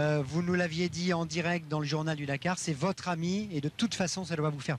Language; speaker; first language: French; native; French